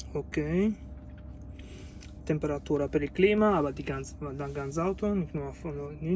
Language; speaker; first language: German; non-native, learner; Italian